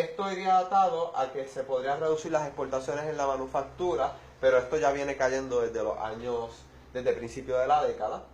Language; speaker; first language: Spanish; native; Spanish